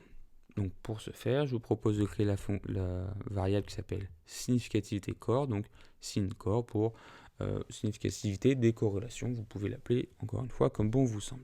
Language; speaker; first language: French; native; French